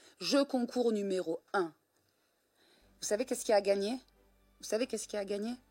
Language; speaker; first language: French; native; French